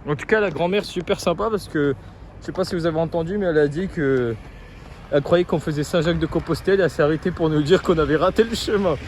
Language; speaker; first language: French; native; French